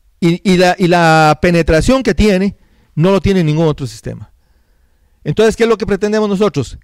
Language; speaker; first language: Spanish; native; Spanish